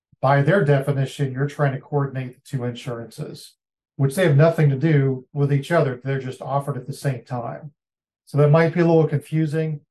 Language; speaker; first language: English; native; English